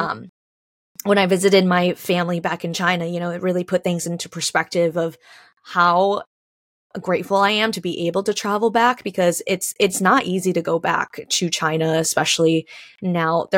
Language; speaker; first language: English; early bilingual, other home language; Chinese